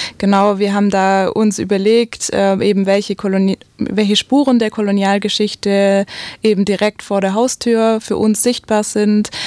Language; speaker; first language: German; native; German